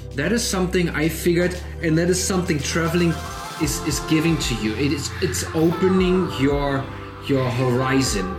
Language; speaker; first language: English; non-native, fluent; German